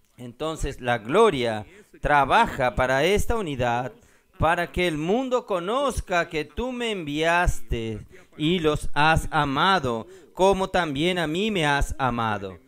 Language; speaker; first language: Spanish; non-native, fluent; Portuguese